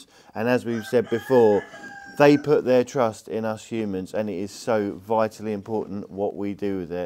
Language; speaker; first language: English; native; English